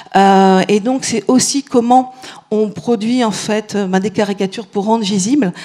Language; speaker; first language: French; native; French